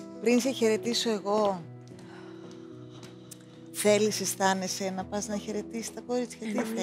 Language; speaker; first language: Greek; native; Greek